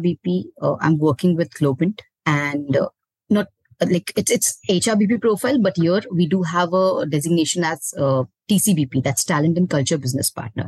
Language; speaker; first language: English; non-native, local second language; Hindi